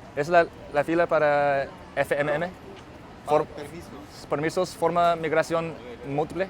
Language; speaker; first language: Spanish; non-native, learner; English